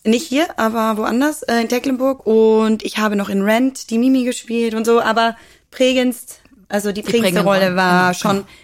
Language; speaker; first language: German; native; German